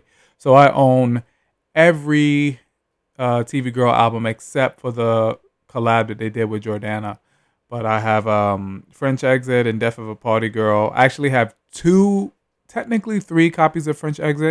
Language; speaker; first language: English; native; English